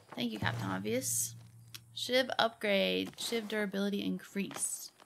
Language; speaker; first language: English; native; English